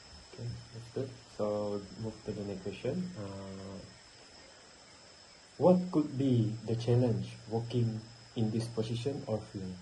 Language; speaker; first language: English; non-native, learner; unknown